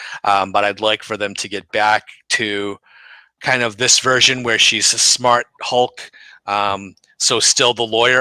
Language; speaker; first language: English; native; English